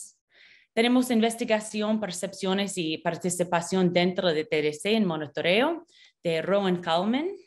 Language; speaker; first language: Spanish; non-native, fluent; English